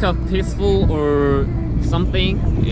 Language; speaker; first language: English; non-native, learner; Japanese